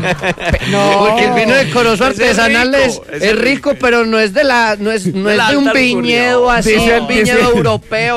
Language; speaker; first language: Spanish; native; Spanish